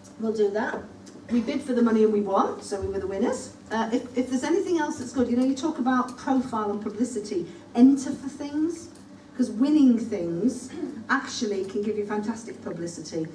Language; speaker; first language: English; native; English